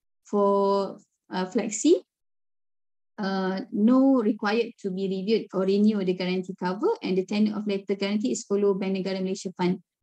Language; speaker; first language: English; non-native, local second language; Malay